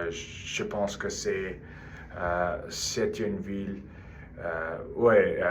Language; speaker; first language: French; non-native, learner; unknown